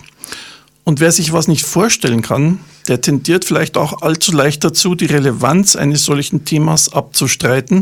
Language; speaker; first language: German; native; German